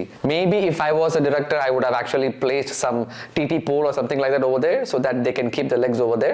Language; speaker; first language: English; non-native, local second language; Tamil